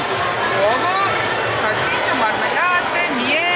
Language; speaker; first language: Italian; non-native, learner; Turkish